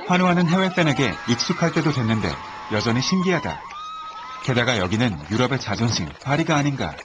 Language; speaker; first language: Korean; native; Korean